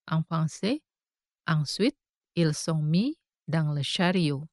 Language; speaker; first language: French; non-native, fluent; Indonesian